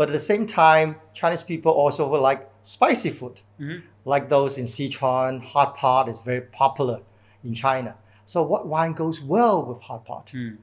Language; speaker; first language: English; non-native, local second language; Cantonese